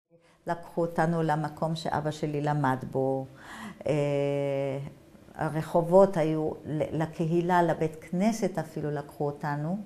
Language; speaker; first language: Hebrew; non-native, fluent; German